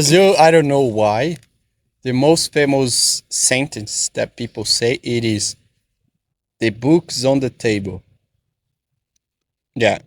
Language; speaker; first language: English; non-native, fluent; Portuguese